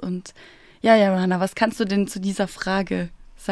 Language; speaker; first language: German; native; German